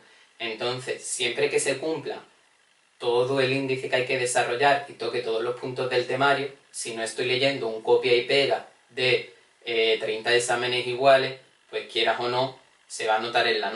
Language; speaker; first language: Spanish; native; Spanish